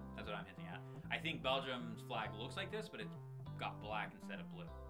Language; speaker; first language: English; native; English